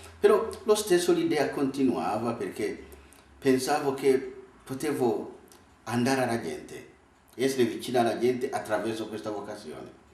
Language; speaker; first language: Italian; non-native, fluent; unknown